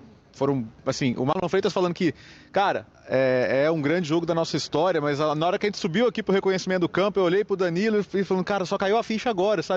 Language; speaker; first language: Portuguese; native; Portuguese